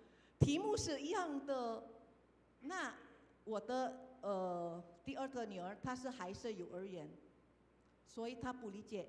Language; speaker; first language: Chinese; non-native, fluent; Indonesian